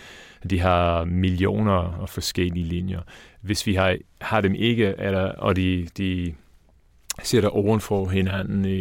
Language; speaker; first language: Danish; non-native, fluent; English